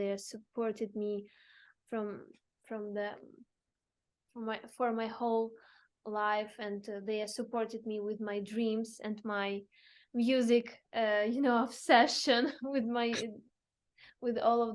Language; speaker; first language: English; non-native, fluent; Ukrainian